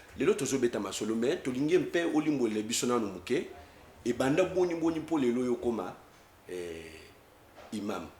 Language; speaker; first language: Lingala; native; Lingala